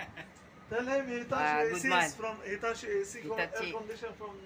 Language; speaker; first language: English; non-native, learner; Arabic